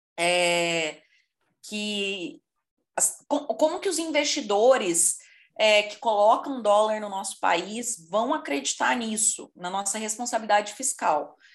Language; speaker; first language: Portuguese; native; Portuguese